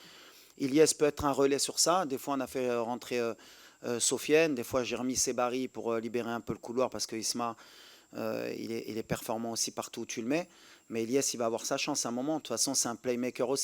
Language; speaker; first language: French; native; French